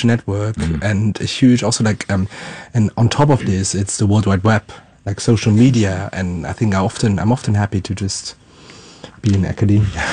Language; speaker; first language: English; non-native, fluent; German